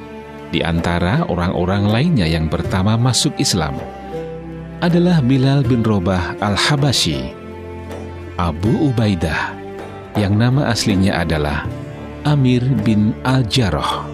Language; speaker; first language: Indonesian; native; Indonesian